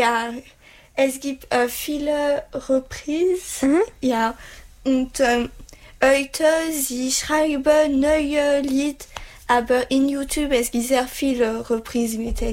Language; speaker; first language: German; non-native, learner; French